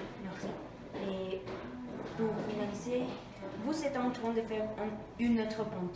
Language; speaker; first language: French; non-native, learner; Spanish